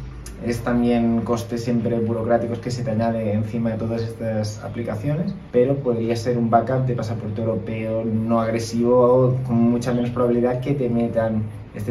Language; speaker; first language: Spanish; native; Spanish